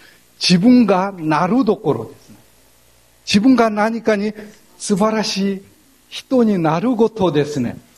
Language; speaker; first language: Japanese; non-native, fluent; Korean